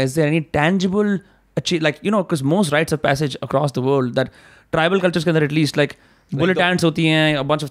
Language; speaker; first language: English; non-native, local second language; Hindi